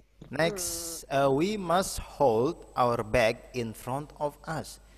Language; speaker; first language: English; non-native, fluent; Indonesian